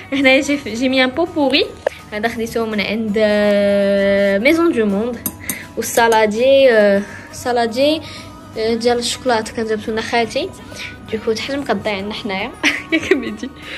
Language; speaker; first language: Arabic; early bilingual, other home language; French